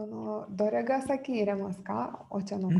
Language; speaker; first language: Japanese; non-native, fluent; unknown